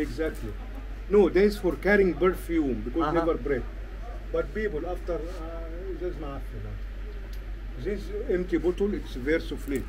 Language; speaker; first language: English; non-native, learner; Arabic